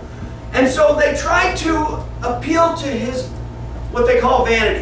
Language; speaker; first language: English; native; English